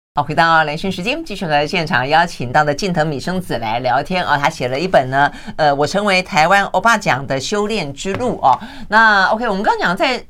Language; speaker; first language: Chinese; native; Chinese